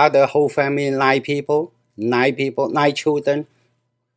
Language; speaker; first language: English; non-native, learner; Cantonese